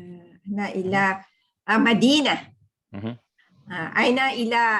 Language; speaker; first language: Arabic; non-native, learner; Malay